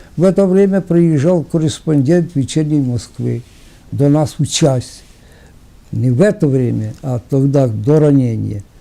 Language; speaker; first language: Russian; non-native, local second language; Ukrainian